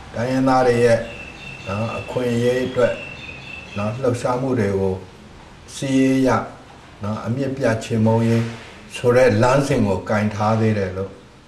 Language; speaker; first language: Burmese; non-native, local second language; Karen languages